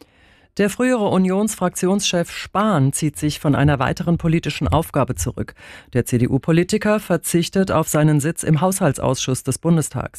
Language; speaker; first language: German; native; German